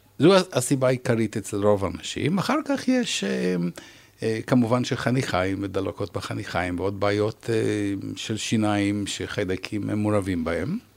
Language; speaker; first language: Hebrew; non-native, fluent; English